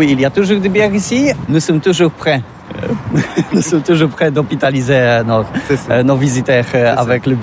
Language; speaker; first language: French; non-native, learner; Polish